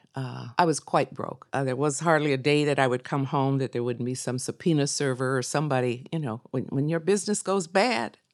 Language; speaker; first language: English; native; English